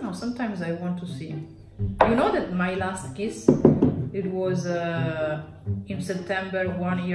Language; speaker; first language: English; non-native, fluent; Italian